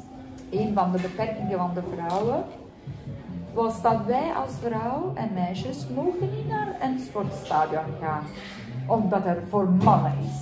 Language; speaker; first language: Dutch; non-native, fluent; Persian